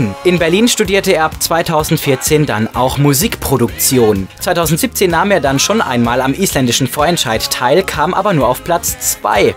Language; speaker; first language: German; native; German